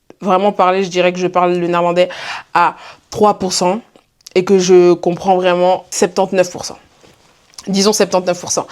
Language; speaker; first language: French; native; French